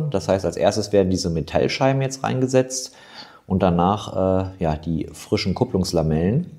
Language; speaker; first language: German; native; German